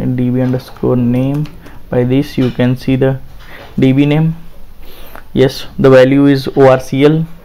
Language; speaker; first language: English; non-native, local second language; Hindi